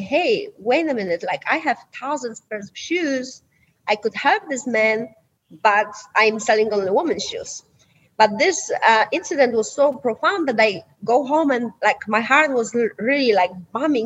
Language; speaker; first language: English; non-native, fluent; Polish